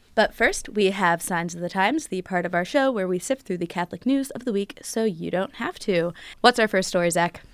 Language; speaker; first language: English; native; English